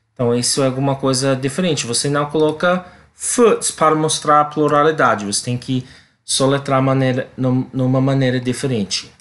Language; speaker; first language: Portuguese; non-native, learner; English